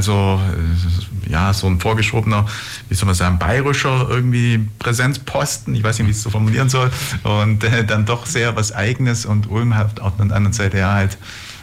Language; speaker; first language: German; native; German